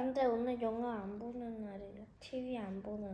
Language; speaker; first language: Korean; early bilingual, heritage; Korean